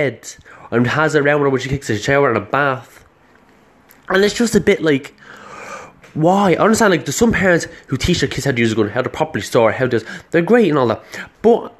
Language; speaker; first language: English; native; English